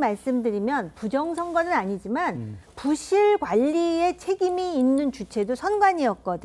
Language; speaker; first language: Korean; native; Korean